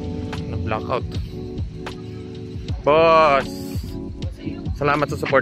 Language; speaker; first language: Filipino; native; Filipino